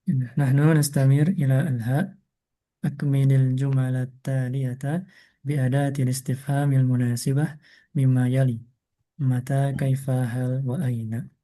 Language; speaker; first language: Arabic; non-native, fluent; Indonesian